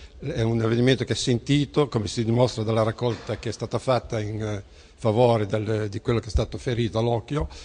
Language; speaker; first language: Italian; native; Italian